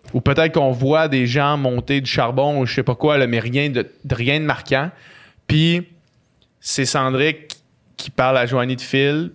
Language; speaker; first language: French; native; French